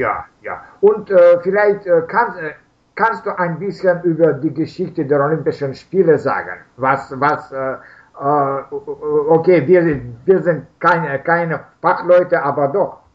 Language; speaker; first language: German; non-native, learner; Russian